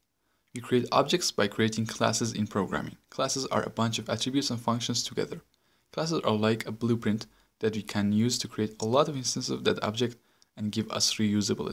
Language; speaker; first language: English; non-native, fluent; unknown